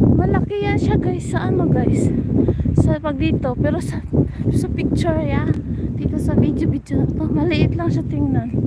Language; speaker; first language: Filipino; non-native, local second language; Hiligaynon